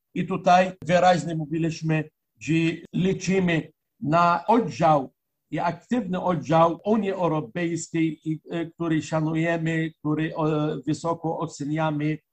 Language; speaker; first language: Polish; non-native, fluent; Arabic